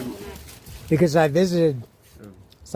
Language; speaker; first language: English; native; English